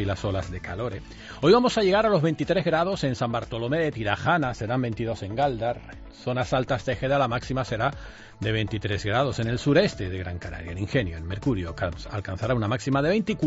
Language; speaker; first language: Spanish; native; Spanish